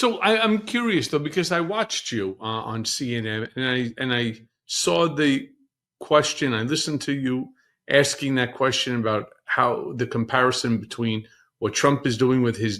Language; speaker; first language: English; native; English